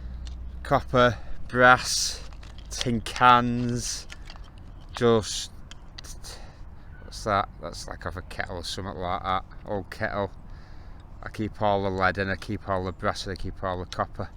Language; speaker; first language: English; native; English